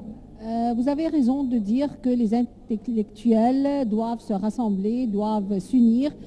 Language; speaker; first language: French; non-native, fluent; Arabic